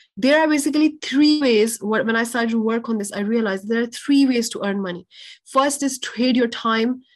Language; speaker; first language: English; non-native, local second language; Urdu